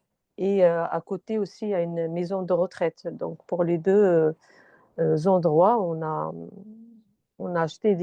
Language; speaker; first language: French; non-native, fluent; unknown